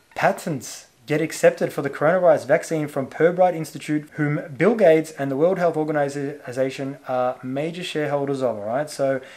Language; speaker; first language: English; native; English